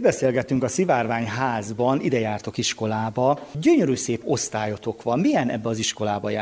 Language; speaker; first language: Hungarian; native; Hungarian